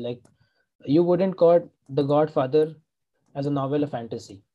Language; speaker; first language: English; non-native, local second language; Hindi